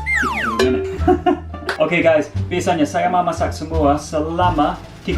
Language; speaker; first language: Indonesian; non-native, fluent; English